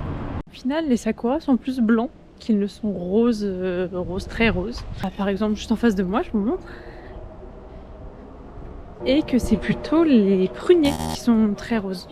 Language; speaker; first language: French; native; French